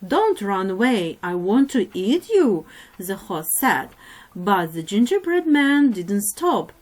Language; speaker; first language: English; non-native, fluent; Ukrainian